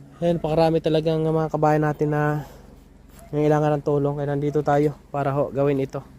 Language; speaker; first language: Filipino; non-native, local second language; Hiligaynon